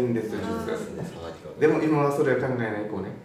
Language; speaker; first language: Japanese; native; Japanese